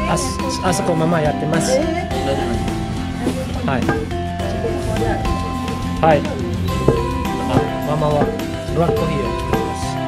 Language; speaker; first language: Japanese; non-native, learner; Indonesian